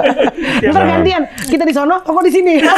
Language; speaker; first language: Indonesian; native; Indonesian